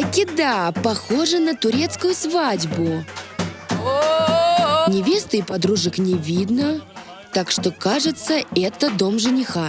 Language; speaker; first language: Russian; native; Russian